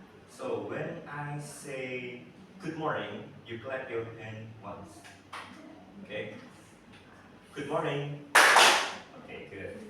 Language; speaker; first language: English; non-native, learner; Indonesian